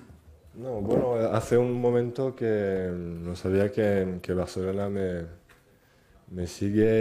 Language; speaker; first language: Spanish; non-native, fluent; French